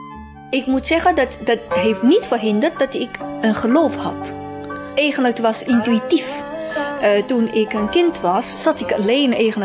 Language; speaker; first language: Dutch; non-native, fluent; Chinese